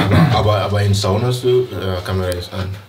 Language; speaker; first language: German; native; German